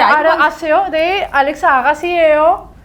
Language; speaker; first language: Korean; non-native, learner; Spanish